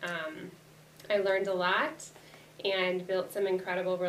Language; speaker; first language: English; native; English